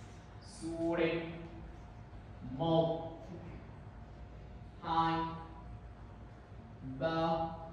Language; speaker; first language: Vietnamese; non-native, learner; Indonesian